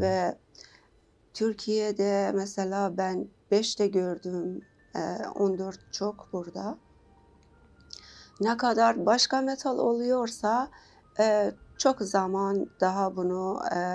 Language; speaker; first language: Turkish; non-native, learner; Persian